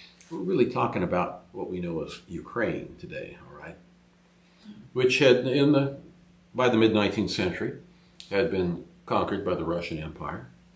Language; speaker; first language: English; native; English